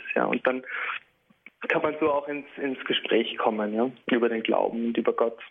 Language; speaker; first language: German; early bilingual, heritage; German